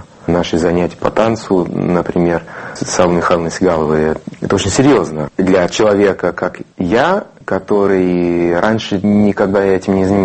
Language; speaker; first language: Russian; non-native, fluent; English